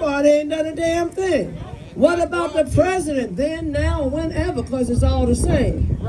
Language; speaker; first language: English; native; English